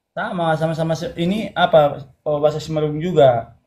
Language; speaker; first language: Indonesian; non-native, local second language; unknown